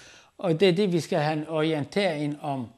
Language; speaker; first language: Danish; non-native, fluent; Arabic